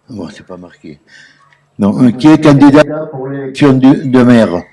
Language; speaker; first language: French; native; French